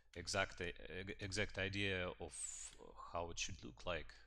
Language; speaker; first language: English; non-native, fluent; Russian